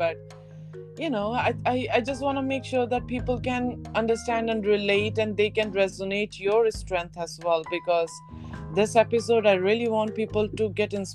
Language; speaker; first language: English; non-native, local second language; Hindi